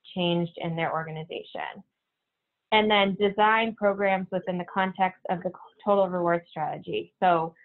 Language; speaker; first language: English; native; English